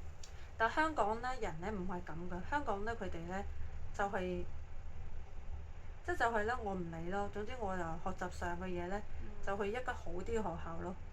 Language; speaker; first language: Cantonese; native; Cantonese